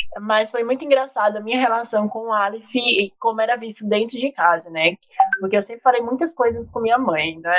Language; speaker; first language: Portuguese; native; Portuguese